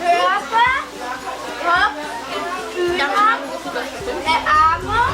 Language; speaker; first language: German; non-native, learner; French